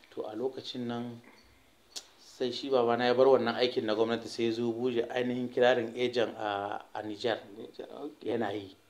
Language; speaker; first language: Hausa; early bilingual, heritage; Hausa